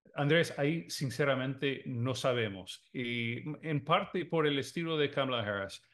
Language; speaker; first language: Spanish; non-native, fluent; English